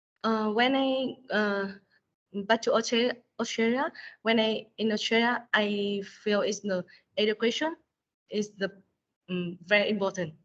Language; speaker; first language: English; non-native, learner; Vietnamese